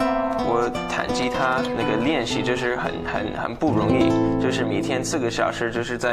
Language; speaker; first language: Chinese; non-native, fluent; English